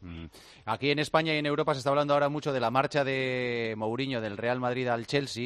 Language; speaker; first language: Spanish; native; Spanish